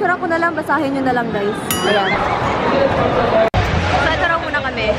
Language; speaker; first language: Filipino; native; Filipino